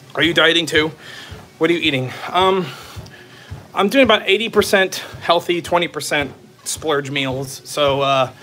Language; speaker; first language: English; native; English